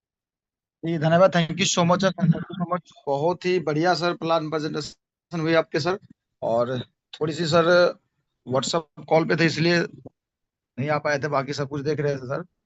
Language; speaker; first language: Hindi; native; Hindi